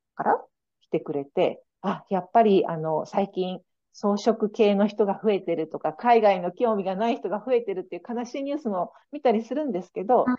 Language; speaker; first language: Japanese; native; Japanese